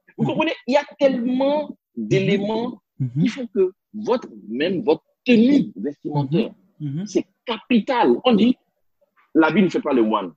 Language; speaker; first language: French; non-native, local second language; Spanish